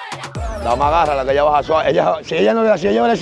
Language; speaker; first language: Spanish; native; Spanish